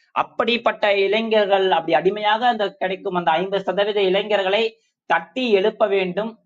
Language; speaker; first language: Tamil; non-native, local second language; Urdu